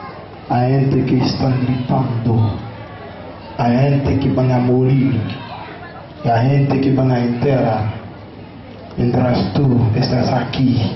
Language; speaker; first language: Spanish; non-native, fluent; Haitian Creole